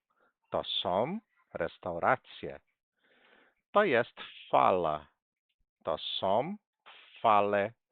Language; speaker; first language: Polish; non-native, fluent; Portuguese